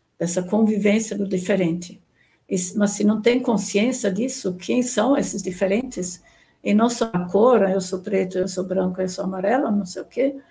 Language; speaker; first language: Portuguese; non-native, fluent; German